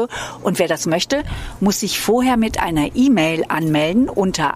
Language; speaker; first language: German; native; German